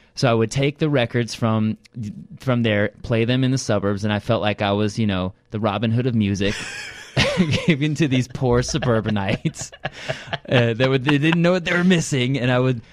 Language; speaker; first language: English; early bilingual, other home language; Russian